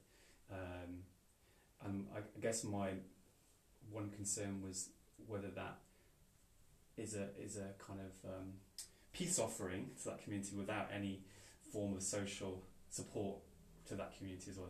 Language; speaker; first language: English; native; English